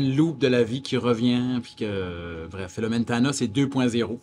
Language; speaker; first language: French; native; French